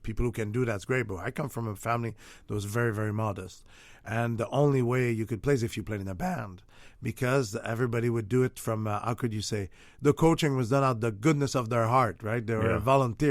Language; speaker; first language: English; non-native, fluent; French